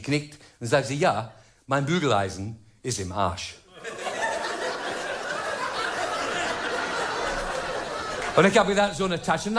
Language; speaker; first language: German; non-native, fluent; English